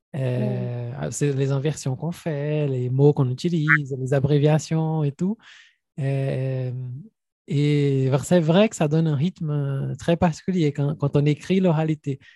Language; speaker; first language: French; non-native, fluent; Portuguese